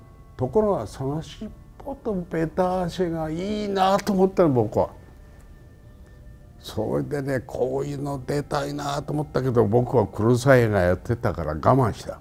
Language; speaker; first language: Japanese; native; Japanese